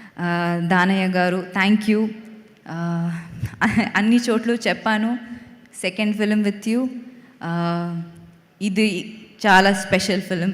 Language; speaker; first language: Telugu; non-native, fluent; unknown